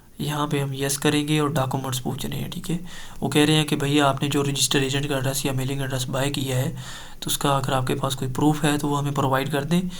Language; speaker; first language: Urdu; non-native, local second language; Punjabi